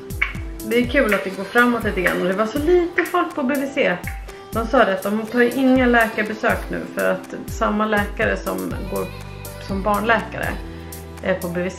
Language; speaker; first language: Swedish; native; Swedish